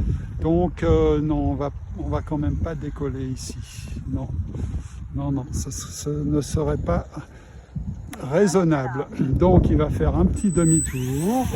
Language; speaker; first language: French; native; French